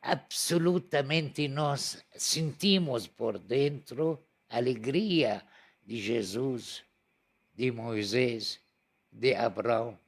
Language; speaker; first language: Portuguese; non-native, learner; Arabic